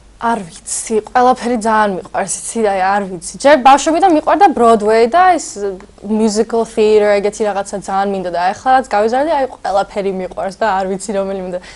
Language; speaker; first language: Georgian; early bilingual, heritage; Georgian